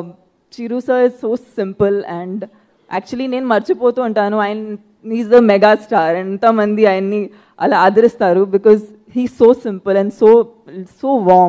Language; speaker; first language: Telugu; non-native, fluent; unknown